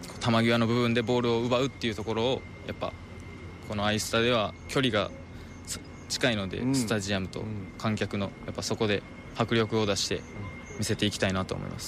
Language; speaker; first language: Japanese; native; Japanese